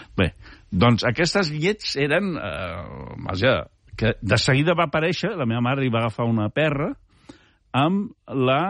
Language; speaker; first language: Catalan; early bilingual, heritage; Catalan